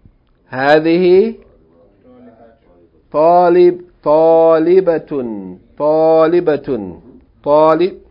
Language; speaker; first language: Arabic; non-native, fluent; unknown